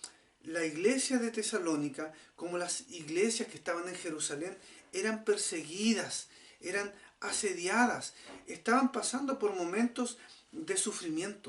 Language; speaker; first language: Spanish; native; Spanish